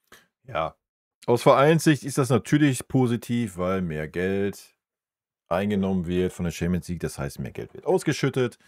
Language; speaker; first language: German; native; German